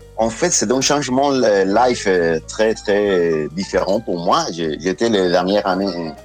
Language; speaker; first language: French; non-native, fluent; Spanish